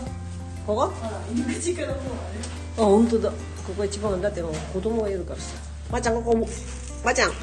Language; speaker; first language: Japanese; non-native, fluent; Filipino